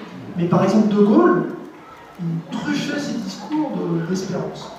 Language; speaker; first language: French; native; French